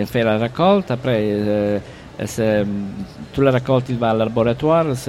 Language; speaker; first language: French; non-native, learner; Italian